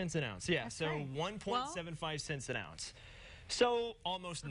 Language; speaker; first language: English; native; English